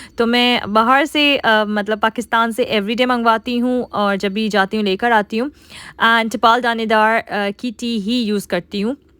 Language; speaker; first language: Urdu; native; Urdu